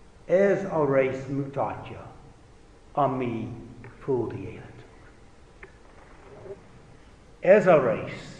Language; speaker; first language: Hungarian; non-native, fluent; English